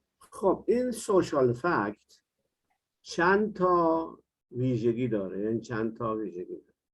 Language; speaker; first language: Persian; native; Persian